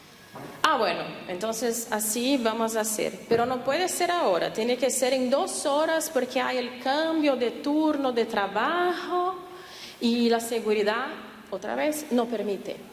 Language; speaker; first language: Spanish; non-native, fluent; Portuguese